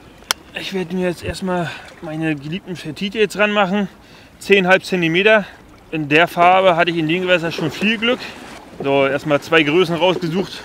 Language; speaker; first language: German; native; German